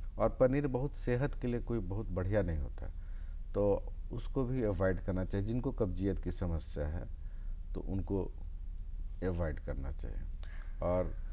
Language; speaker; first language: Hindi; native; Hindi